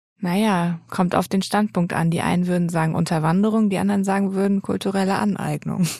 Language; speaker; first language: German; native; German